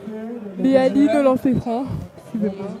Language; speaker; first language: French; native; French